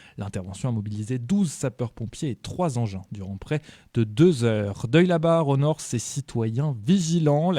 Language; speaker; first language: French; native; French